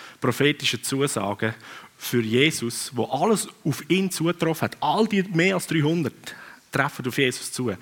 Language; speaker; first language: German; non-native, fluent; Swiss German